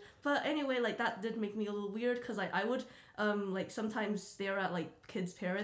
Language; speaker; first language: English; native; English